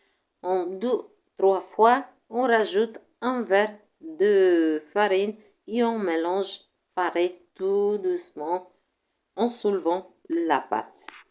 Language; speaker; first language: French; non-native, fluent; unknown